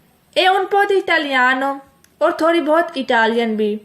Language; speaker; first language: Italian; non-native, fluent; Urdu